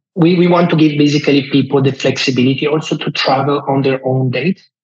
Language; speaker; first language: English; non-native, fluent; Italian